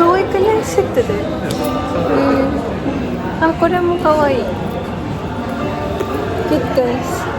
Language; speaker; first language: Japanese; non-native, learner; Filipino